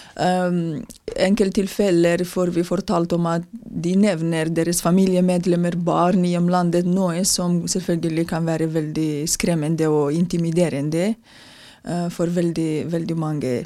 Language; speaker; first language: Norwegian; non-native, fluent; Romanian